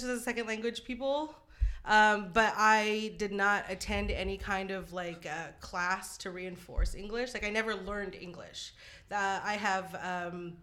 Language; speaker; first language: English; non-native, local second language; Filipino